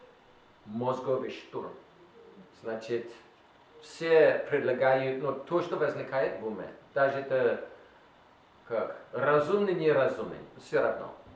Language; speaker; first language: Russian; non-native, learner; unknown